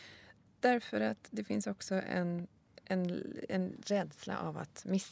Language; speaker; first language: Swedish; native; Swedish